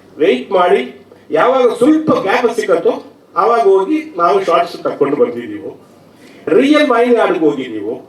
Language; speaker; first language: Kannada; non-native, learner; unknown